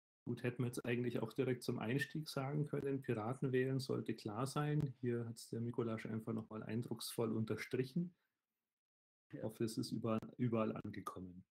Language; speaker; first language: German; native; German